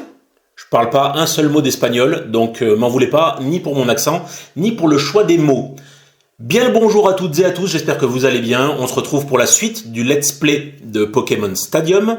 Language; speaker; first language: French; native; French